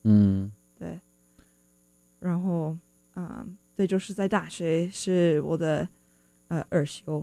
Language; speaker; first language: Chinese; non-native, fluent; English